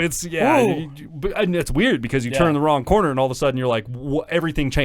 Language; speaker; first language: English; native; English